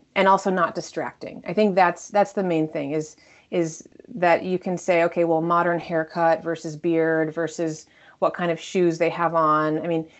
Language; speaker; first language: English; native; English